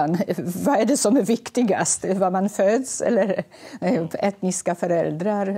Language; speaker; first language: Swedish; non-native, fluent; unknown